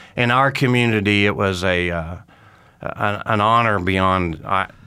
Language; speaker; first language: English; native; English